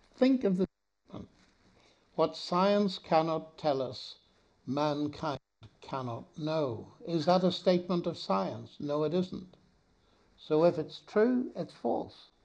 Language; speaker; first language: English; native; English